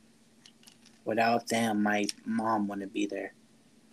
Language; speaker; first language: English; native; English